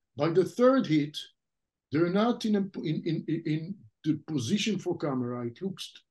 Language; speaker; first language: English; non-native, fluent; French